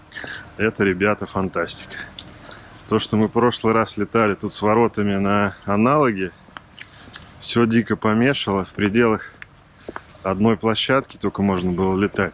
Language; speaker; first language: Russian; native; Russian